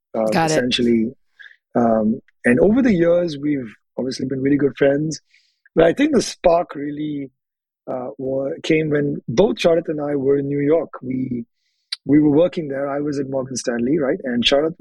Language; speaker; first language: English; non-native, local second language; Telugu